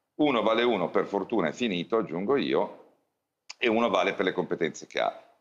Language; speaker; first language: Italian; native; Italian